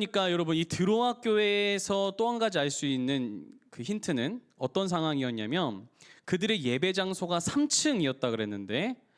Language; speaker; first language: Korean; native; Korean